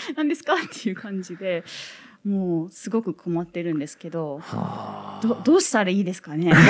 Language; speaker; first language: Japanese; non-native, fluent; English